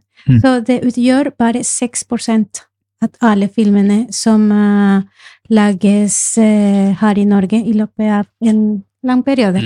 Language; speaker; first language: Norwegian; non-native, fluent; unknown